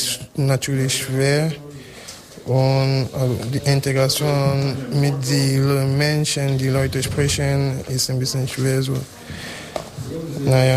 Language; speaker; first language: German; non-native, fluent; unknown